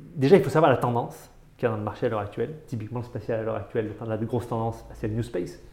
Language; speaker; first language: French; native; French